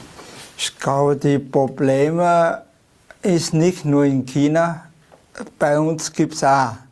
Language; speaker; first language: German; non-native, fluent; Chinese